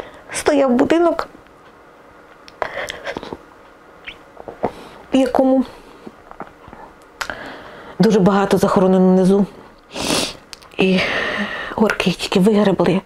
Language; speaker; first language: Ukrainian; non-native, local second language; Russian